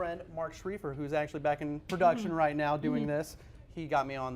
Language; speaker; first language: English; native; English